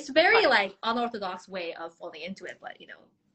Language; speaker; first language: English; native; English